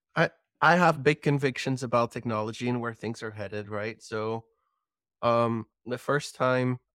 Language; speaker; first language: English; non-native, fluent; Dutch